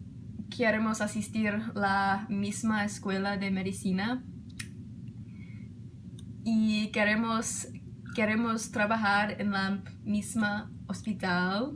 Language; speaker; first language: Spanish; non-native, learner; English